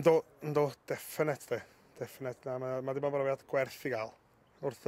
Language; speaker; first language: Welsh; native; Welsh